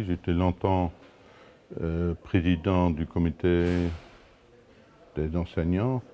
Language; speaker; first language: French; non-native, local second language; Luxembourgish